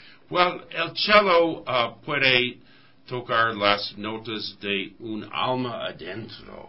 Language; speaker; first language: Spanish; non-native, learner; English